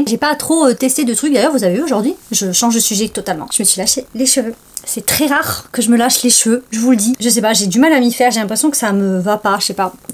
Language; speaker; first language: French; native; French